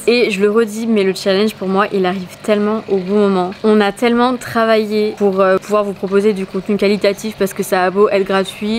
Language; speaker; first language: French; native; French